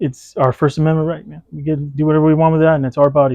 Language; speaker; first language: English; native; English